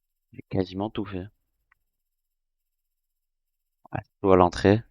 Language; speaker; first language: French; native; French